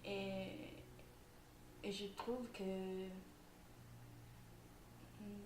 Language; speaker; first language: French; non-native, fluent; Italian